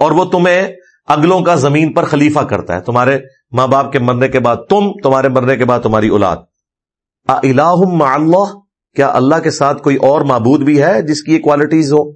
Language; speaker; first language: Urdu; non-native, local second language; Punjabi